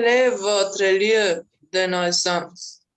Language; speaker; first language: French; non-native, learner; Spanish